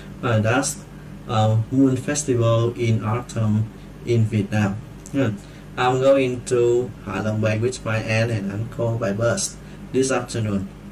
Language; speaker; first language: English; non-native, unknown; Vietnamese